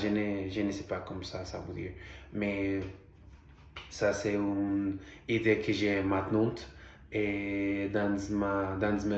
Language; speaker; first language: French; non-native, learner; Portuguese